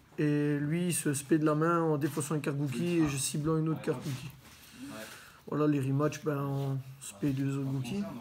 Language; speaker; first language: French; native; French